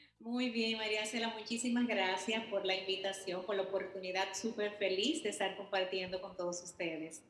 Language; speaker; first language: Spanish; native; Spanish